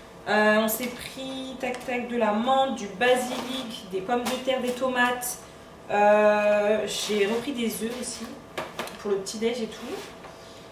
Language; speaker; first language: French; native; French